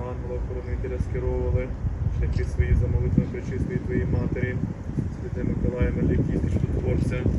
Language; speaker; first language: Ukrainian; native; Ukrainian